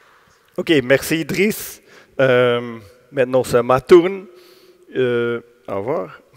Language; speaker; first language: French; non-native, learner; Dutch